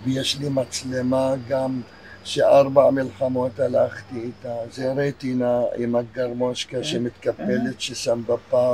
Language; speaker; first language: Hebrew; early bilingual, other home language; Arabic